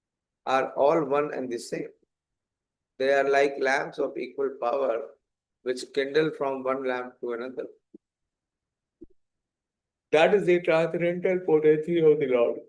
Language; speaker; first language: English; non-native, local second language; Hindi